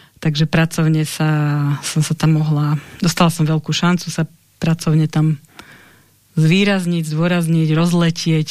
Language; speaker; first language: Slovak; native; Slovak